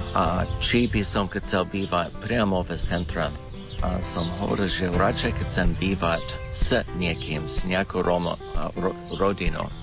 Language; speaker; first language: Slovak; non-native, learner; English